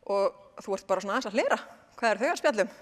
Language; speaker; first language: Icelandic; native; Icelandic